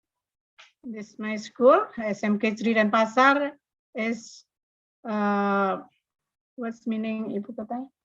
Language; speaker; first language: English; non-native, learner; Indonesian